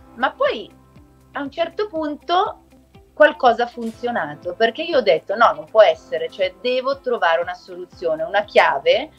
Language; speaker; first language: Italian; non-native, fluent; German